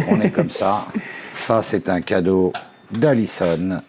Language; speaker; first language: French; native; French